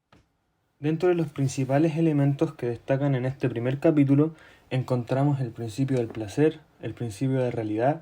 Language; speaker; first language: Spanish; native; Spanish